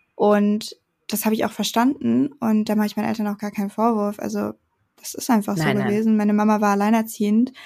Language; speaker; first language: German; native; German